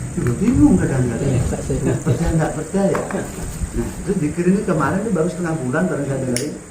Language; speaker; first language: Indonesian; non-native, local second language; Javanese